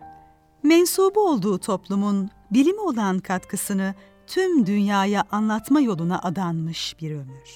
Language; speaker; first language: Turkish; native; Turkish